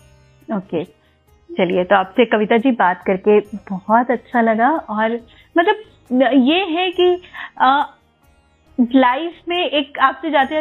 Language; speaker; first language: Hindi; native; Hindi